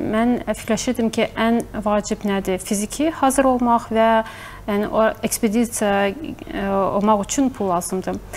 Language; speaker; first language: Azerbaijani; early bilingual, heritage; Azerbaijani